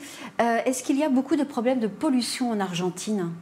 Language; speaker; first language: French; native; French